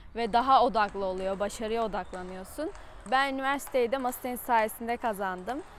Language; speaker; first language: Turkish; native; Turkish